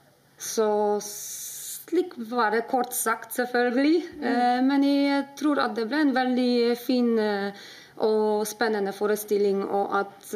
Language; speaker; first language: Norwegian; non-native, fluent; Polish